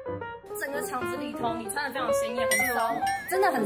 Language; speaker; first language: Chinese; native; Chinese